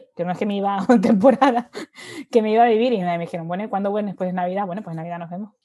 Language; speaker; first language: Spanish; native; Spanish